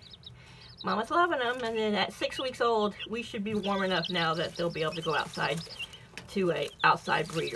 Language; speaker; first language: English; native; English